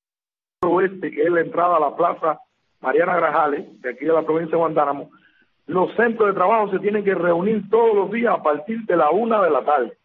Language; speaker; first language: Spanish; native; Spanish